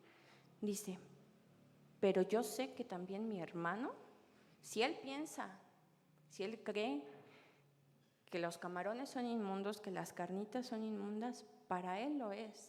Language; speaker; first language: Spanish; native; Spanish